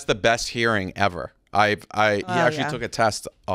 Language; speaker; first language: English; native; English